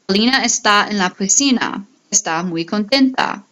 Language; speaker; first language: Spanish; non-native, fluent; English